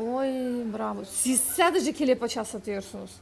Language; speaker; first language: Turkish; non-native, learner; Ukrainian